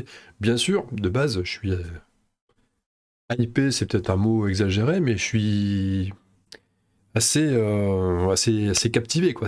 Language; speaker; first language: French; native; French